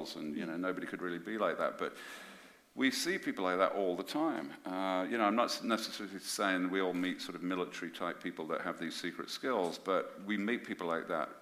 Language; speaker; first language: English; native; English